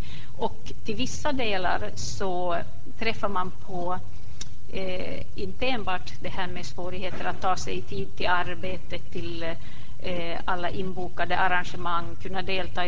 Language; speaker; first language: Swedish; native; Swedish